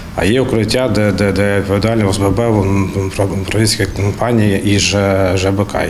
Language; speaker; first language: Ukrainian; native; Ukrainian